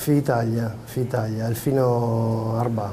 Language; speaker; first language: Arabic; non-native, learner; Italian